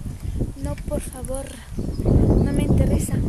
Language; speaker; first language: Spanish; non-native, fluent; Bulgarian